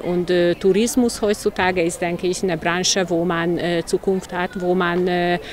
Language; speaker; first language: German; non-native, local second language; Hungarian